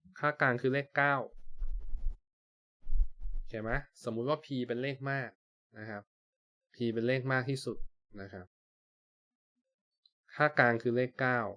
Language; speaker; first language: Thai; native; Thai